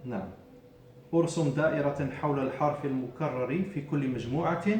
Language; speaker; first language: Arabic; non-native, fluent; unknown